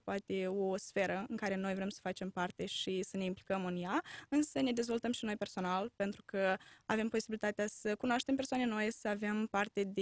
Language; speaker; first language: Romanian; native; Romanian